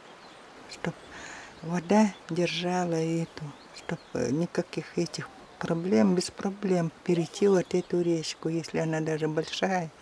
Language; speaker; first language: Russian; native; Russian